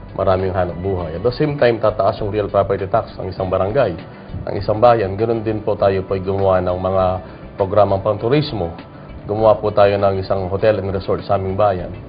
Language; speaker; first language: Filipino; non-native, local second language; Pampanga